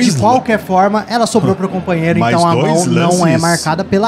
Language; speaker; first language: Portuguese; native; Portuguese